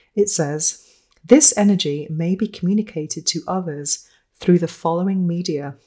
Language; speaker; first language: English; native; English